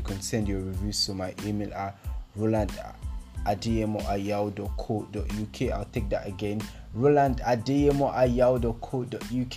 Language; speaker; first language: English; non-native, local second language; Yoruba